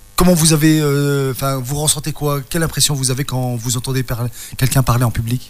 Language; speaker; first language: French; native; French